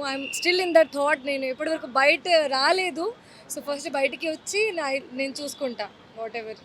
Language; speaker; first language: Telugu; non-native, fluent; Hindi